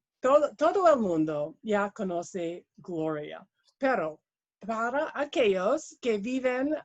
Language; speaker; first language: Spanish; non-native, learner; English